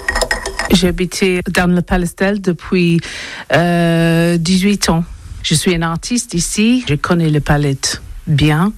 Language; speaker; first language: French; non-native, learner; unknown